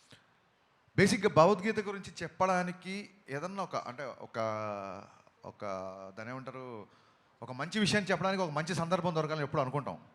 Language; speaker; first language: Telugu; native; Telugu